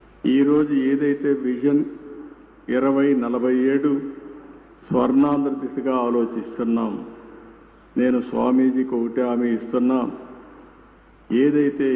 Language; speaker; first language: Telugu; native; Telugu